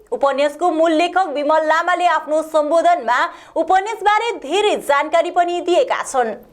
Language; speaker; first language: Nepali; native; Nepali